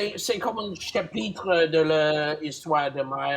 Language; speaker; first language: French; non-native, learner; English